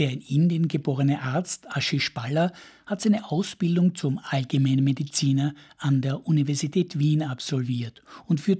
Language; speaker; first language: German; native; German